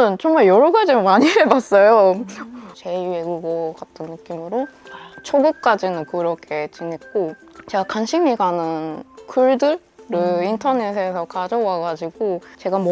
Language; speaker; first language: Korean; non-native, fluent; Japanese